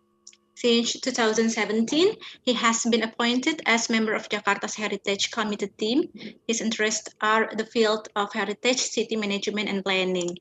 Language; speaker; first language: English; non-native, fluent; Indonesian